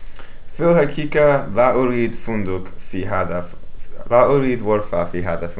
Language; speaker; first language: Arabic; non-native, learner; English